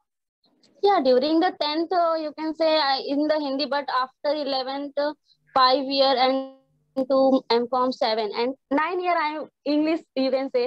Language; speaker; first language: English; non-native, learner; Hindi